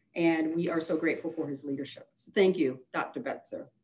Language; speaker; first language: English; native; English